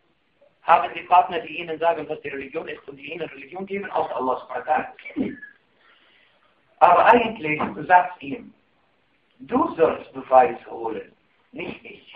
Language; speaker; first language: German; non-native, fluent; Arabic